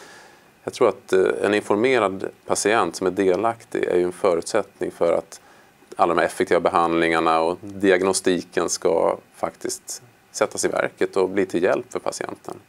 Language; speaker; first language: Swedish; native; Swedish